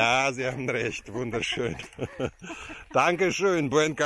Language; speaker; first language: German; non-native, fluent; Russian